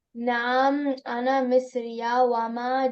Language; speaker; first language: Arabic; non-native, learner; Urdu